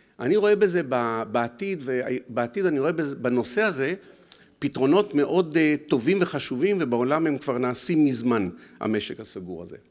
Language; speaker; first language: Hebrew; native; Hebrew